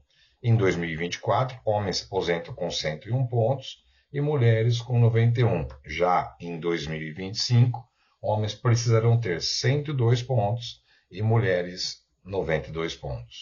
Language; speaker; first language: Portuguese; native; Portuguese